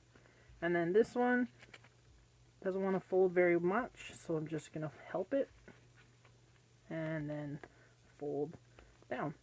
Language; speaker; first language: English; native; English